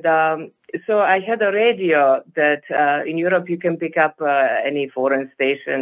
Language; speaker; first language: English; non-native, fluent; Serbian